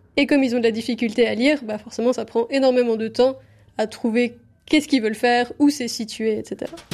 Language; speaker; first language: French; native; French